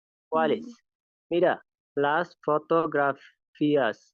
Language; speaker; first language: Spanish; non-native, learner; Bangla